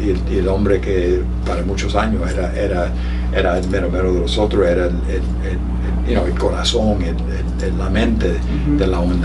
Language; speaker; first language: Spanish; early bilingual, heritage; Spanish